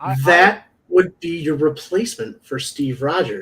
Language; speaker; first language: English; native; English